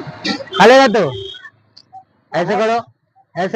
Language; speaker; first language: Hindi; non-native, local second language; Bangla